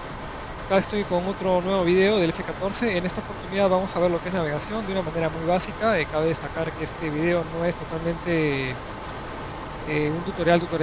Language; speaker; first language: Spanish; native; Spanish